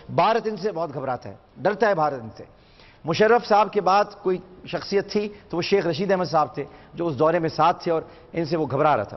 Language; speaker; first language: Urdu; native; Urdu